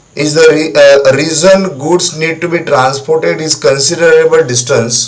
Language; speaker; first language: English; non-native, local second language; Marathi